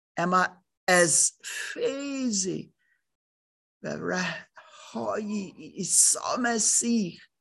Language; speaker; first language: Persian; non-native, learner; German